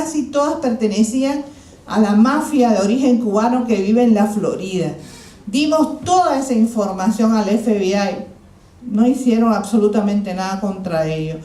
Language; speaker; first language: Spanish; native; Spanish